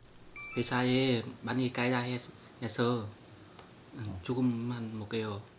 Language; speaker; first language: Korean; non-native, learner; Vietnamese